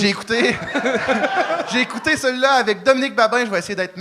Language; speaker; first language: French; native; French